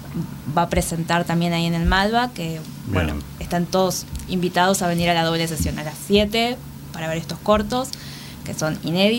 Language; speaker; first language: Spanish; native; Spanish